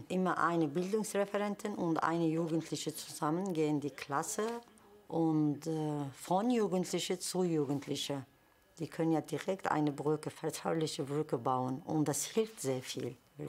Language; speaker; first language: German; non-native, fluent; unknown